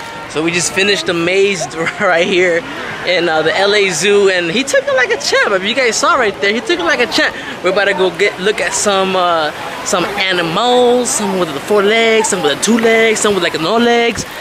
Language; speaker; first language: English; early bilingual, other home language; Spanish